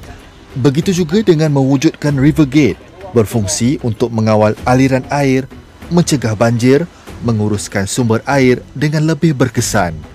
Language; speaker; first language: Malay; native; Malay